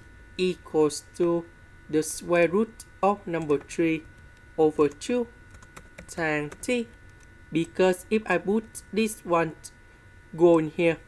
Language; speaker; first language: English; non-native, fluent; Vietnamese